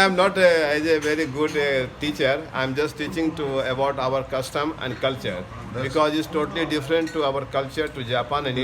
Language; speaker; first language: English; non-native, local second language; Hindi